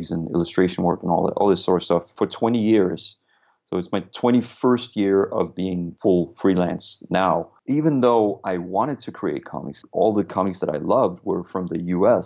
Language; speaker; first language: English; non-native, fluent; Danish